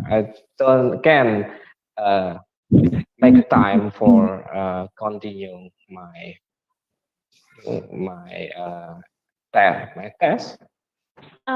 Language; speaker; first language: English; non-native, learner; Indonesian